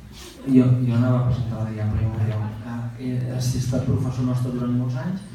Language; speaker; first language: Spanish; native; Spanish